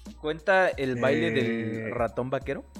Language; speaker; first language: Spanish; native; Spanish